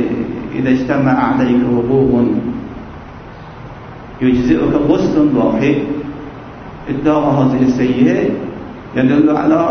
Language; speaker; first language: Arabic; non-native, fluent; Persian